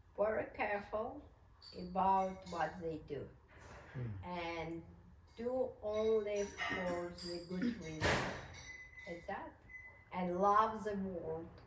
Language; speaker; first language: English; non-native, learner; Russian